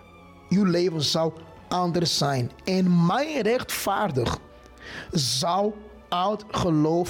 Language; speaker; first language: Dutch; non-native, fluent; Portuguese